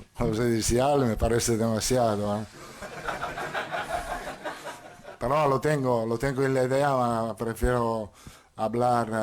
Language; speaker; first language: Spanish; non-native, fluent; Italian